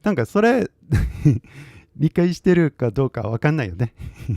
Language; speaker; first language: Japanese; non-native, fluent; English